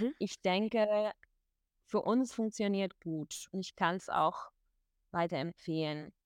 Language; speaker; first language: German; non-native, fluent; Spanish